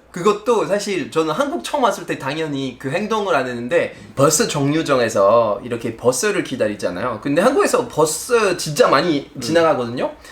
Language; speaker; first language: Korean; non-native, fluent; French